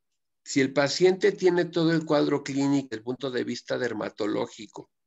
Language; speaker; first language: Spanish; native; Spanish